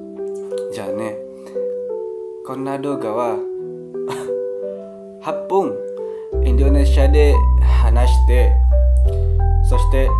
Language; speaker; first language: Japanese; non-native, learner; Indonesian